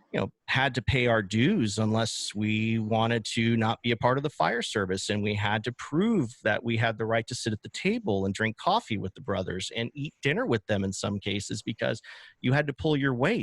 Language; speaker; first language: English; native; English